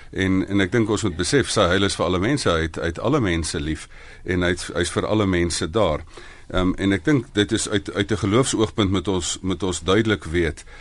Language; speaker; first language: Afrikaans; native; Afrikaans